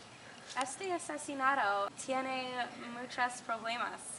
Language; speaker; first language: Spanish; non-native, learner; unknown